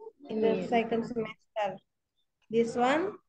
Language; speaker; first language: English; non-native, learner; Indonesian